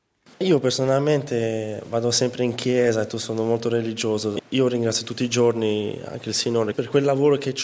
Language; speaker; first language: Italian; non-native, fluent; French